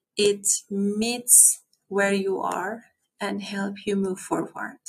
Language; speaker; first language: English; non-native, fluent; Persian